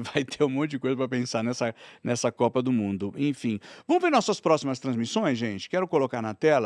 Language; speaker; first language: Portuguese; native; Portuguese